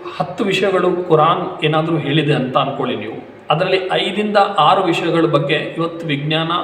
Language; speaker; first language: Kannada; non-native, local second language; Urdu